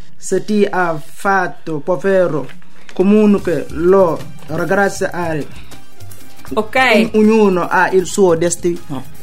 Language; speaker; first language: Italian; non-native, fluent; Wolof